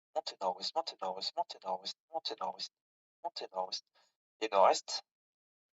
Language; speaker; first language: French; native; French